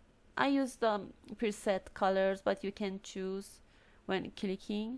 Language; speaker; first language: English; non-native, fluent; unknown